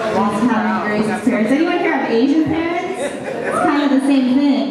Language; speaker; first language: English; native; English